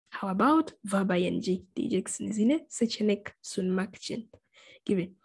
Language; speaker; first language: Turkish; non-native, fluent; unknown